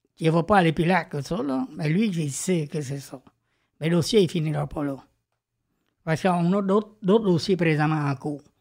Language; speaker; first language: French; non-native, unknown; Vietnamese